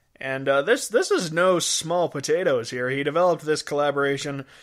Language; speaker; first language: English; native; English